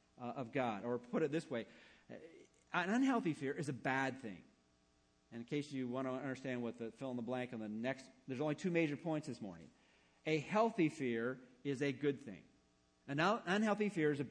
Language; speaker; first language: English; native; English